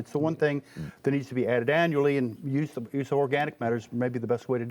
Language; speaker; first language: English; native; English